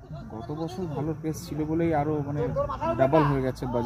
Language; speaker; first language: Bangla; native; Bangla